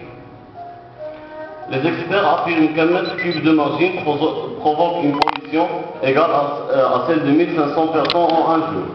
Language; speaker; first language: French; non-native, local second language; Arabic